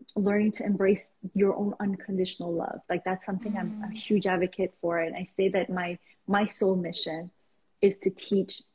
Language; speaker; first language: English; non-native, fluent; Persian